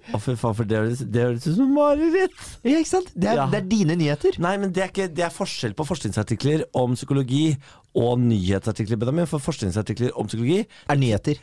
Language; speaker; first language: Norwegian; native; Norwegian